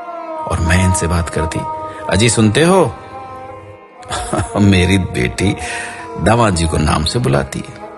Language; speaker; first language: Hindi; native; Hindi